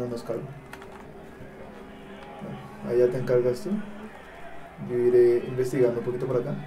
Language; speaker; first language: Spanish; native; Spanish